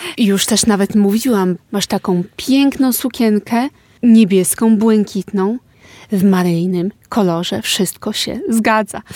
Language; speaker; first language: Polish; native; Polish